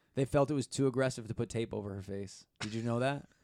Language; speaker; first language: English; native; English